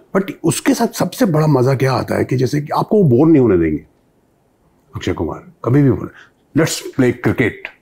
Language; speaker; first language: Hindi; native; Hindi